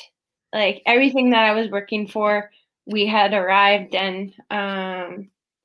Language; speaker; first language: English; native; English